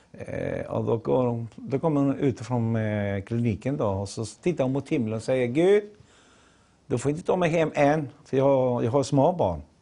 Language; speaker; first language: Swedish; non-native, fluent; Spanish